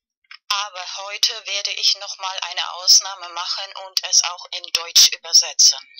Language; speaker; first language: German; non-native, fluent; Spanish